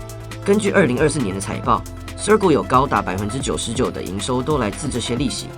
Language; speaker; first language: Chinese; native; Chinese